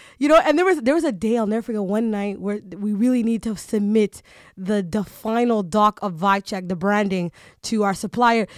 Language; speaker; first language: English; early bilingual, other home language; Somali